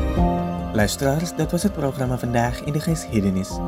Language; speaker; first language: Dutch; non-native, fluent; Indonesian